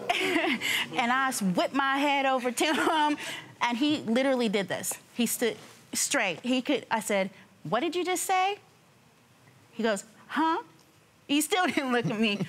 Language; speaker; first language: English; native; English